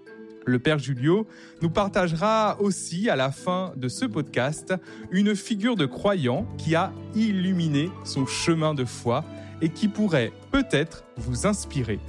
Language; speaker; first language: French; native; French